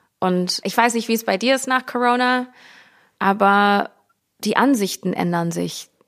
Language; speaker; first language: German; early bilingual, heritage; English